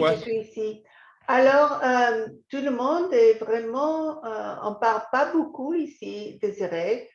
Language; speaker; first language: French; non-native, fluent; English